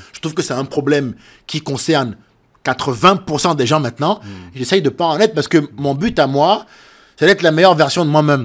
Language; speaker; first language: French; native; French